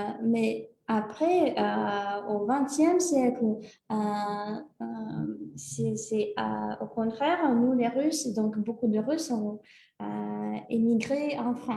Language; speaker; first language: French; non-native, fluent; Russian